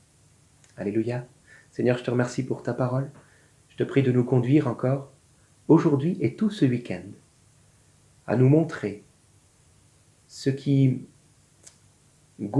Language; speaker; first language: French; native; French